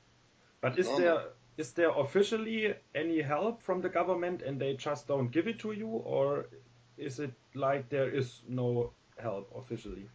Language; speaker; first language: English; non-native, fluent; German